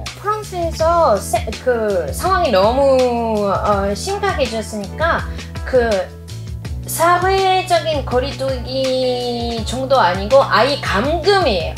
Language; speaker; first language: Korean; non-native, fluent; French